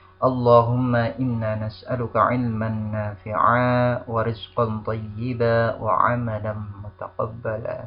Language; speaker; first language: Arabic; non-native, fluent; Indonesian